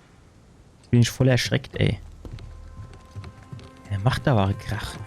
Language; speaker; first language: German; native; German